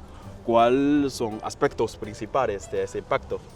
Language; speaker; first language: Spanish; non-native, fluent; Chinese